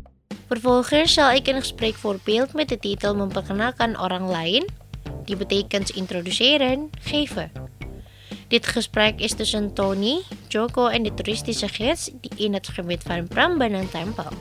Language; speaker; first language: Dutch; non-native, fluent; Indonesian